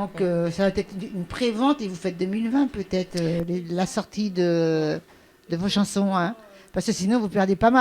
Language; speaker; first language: French; native; French